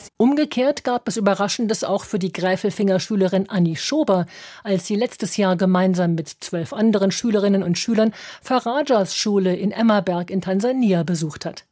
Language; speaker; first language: German; native; German